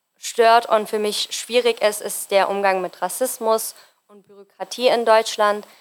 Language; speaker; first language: German; non-native, fluent; Persian